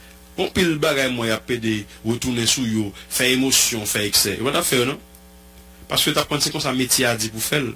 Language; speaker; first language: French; non-native, local second language; Haitian Creole